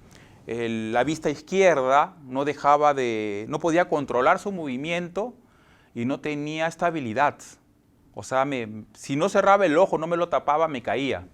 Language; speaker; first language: Spanish; native; Spanish